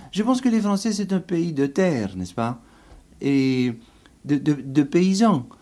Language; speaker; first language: French; non-native, fluent; Greek